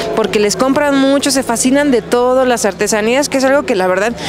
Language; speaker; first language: Spanish; native; Spanish